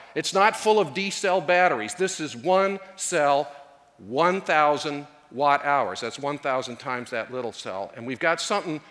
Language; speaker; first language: English; native; English